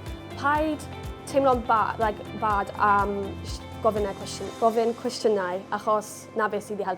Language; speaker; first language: Welsh; non-native, local second language; English